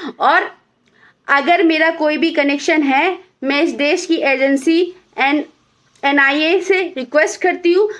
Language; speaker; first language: Hindi; native; Hindi